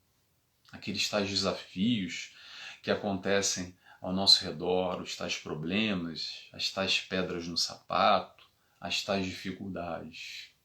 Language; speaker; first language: Portuguese; native; Portuguese